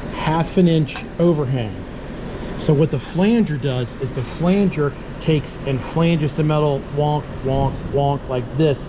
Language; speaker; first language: English; native; English